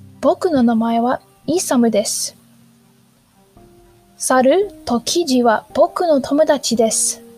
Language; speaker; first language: Japanese; non-native, learner; English